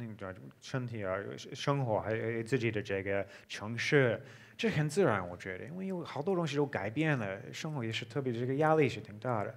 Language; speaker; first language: Chinese; non-native, fluent; English